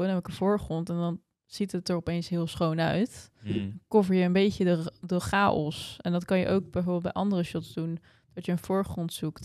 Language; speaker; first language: Dutch; native; Dutch